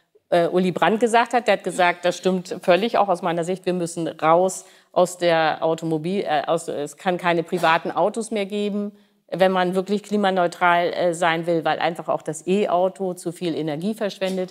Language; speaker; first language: German; native; German